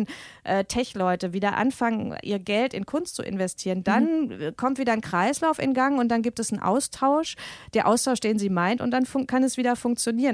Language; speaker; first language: German; native; German